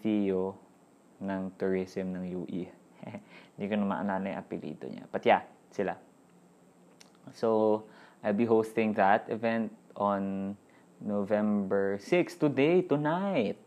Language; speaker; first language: English; non-native, local second language; Filipino